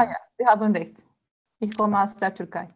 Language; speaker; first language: German; non-native, learner; Turkish